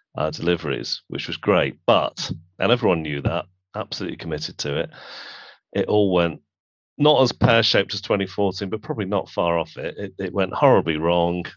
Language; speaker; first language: English; native; English